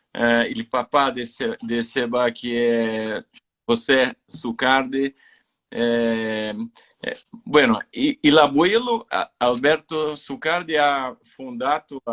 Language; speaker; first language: Spanish; non-native, fluent; Portuguese